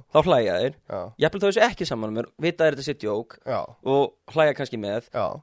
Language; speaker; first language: Icelandic; early bilingual, heritage; Icelandic